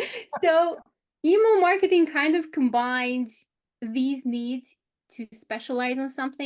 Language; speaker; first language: English; non-native, fluent; Romanian